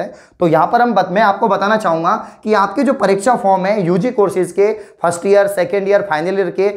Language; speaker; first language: Hindi; native; Hindi